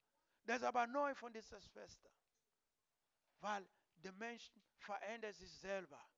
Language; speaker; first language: German; non-native, learner; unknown